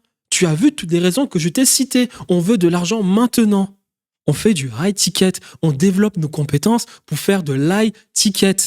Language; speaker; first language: French; native; French